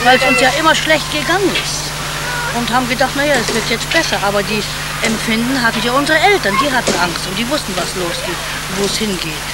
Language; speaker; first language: German; native; German